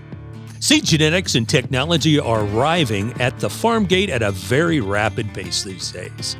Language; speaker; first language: English; native; English